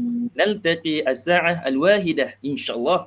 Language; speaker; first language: Arabic; non-native, learner; Malay